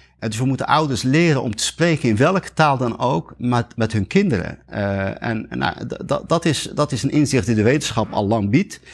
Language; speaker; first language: Dutch; early bilingual, other home language; Riffian